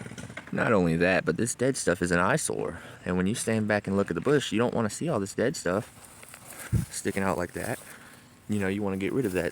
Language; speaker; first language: English; native; English